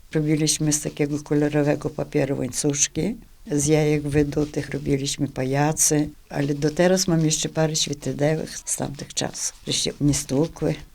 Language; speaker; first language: Polish; native; Polish